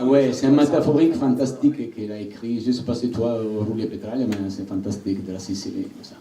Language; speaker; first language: French; non-native, learner; Italian